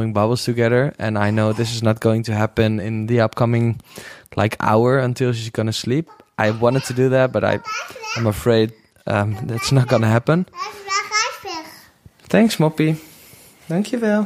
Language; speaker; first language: English; non-native, fluent; Dutch